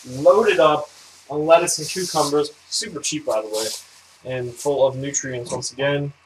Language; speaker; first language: English; native; English